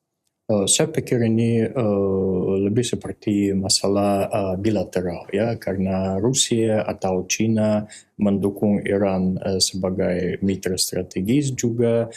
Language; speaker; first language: Indonesian; non-native, fluent; Russian